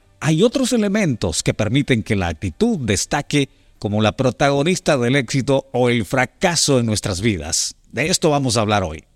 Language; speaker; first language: Spanish; native; Spanish